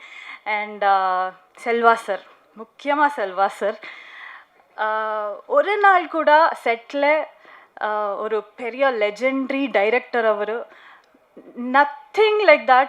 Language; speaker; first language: Tamil; non-native, learner; Kannada